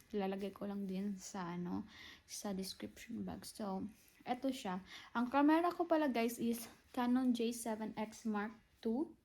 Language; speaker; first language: Filipino; native; Filipino